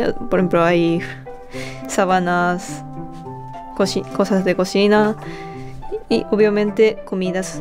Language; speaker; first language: Spanish; non-native, fluent; Japanese